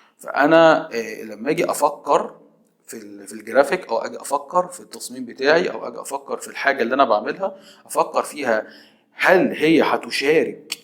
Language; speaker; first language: Arabic; native; Arabic